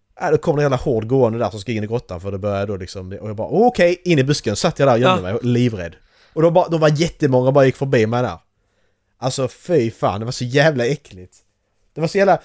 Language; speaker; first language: Swedish; native; Swedish